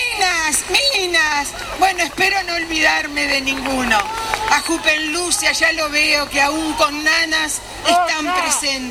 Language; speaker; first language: Spanish; native; Spanish